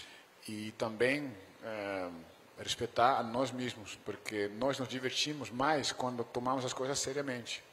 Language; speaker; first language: Portuguese; non-native, fluent; Dutch